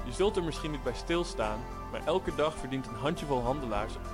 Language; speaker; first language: Dutch; non-native, learner; German